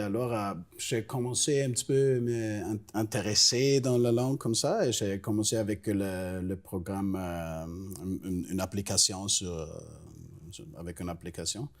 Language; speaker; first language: French; non-native, fluent; Italian